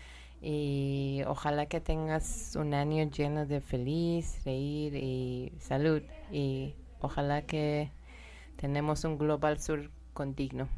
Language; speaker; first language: Spanish; non-native, fluent; Persian